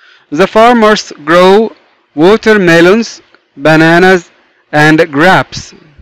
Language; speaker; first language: English; non-native, fluent; Arabic